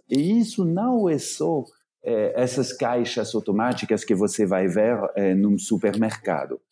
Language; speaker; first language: Portuguese; non-native, fluent; French